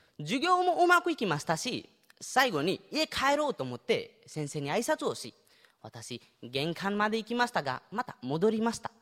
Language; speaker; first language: Japanese; non-native, fluent; Nepali